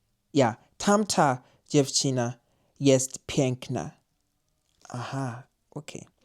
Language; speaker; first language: Polish; non-native, learner; English